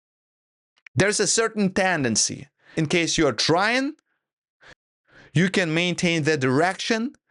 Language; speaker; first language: English; non-native, fluent; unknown